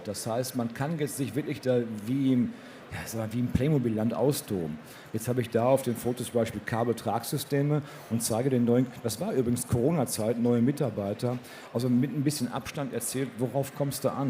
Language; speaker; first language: German; native; German